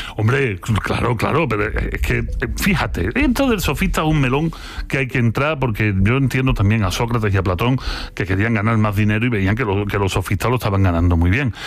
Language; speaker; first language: Spanish; native; Spanish